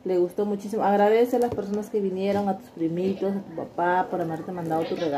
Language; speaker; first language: Spanish; native; Spanish